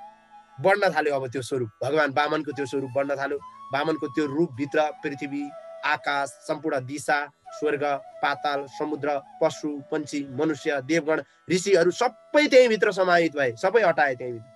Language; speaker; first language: Nepali; native; Nepali